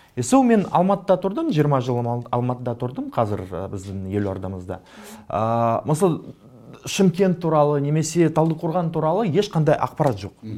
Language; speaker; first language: Kazakh; non-native, local second language; Russian